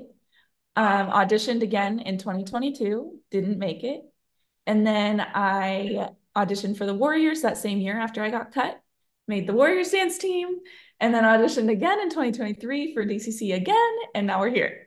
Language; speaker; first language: English; native; English